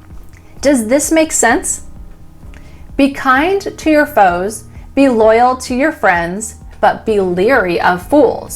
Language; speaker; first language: English; native; English